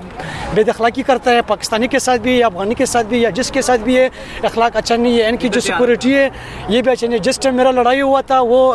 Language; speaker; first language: Hindi; non-native, fluent; Pashto